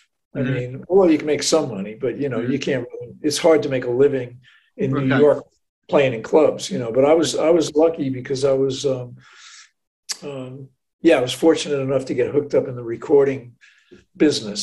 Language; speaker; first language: English; native; English